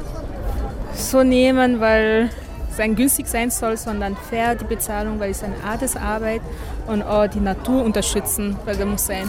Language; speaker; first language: German; non-native, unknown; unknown